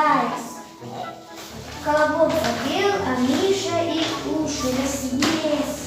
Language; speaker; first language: Russian; non-native, local second language; Yakut